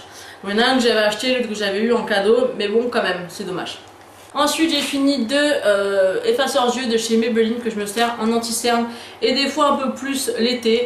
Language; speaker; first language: French; native; French